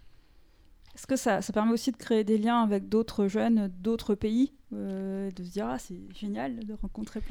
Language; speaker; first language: French; native; French